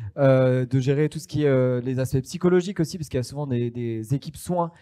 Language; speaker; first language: French; native; French